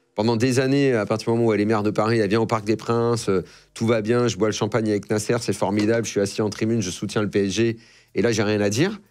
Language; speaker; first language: French; native; French